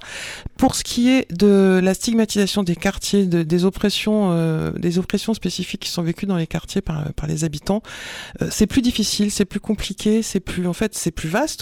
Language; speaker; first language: French; native; French